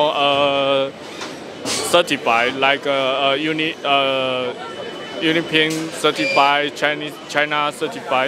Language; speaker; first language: English; non-native, learner; Chinese